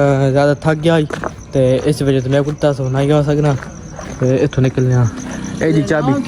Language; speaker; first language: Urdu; non-native, local second language; Saraiki